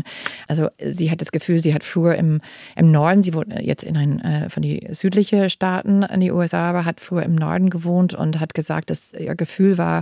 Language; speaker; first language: German; non-native, fluent; English